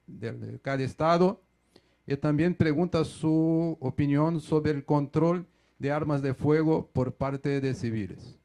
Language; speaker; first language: Spanish; non-native, fluent; Portuguese